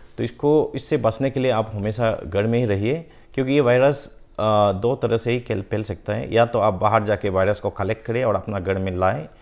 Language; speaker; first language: Hindi; non-native, local second language; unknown